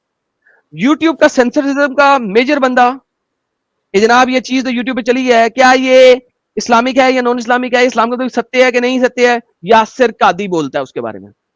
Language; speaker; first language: Hindi; native; Hindi